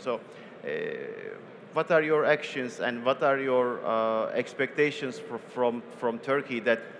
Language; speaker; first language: English; non-native, fluent; Turkish